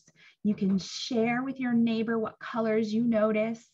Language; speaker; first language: English; native; English